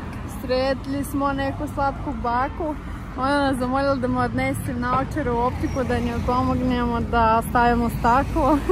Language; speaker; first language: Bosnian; non-native, learner; Russian